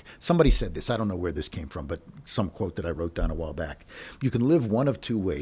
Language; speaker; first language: English; native; English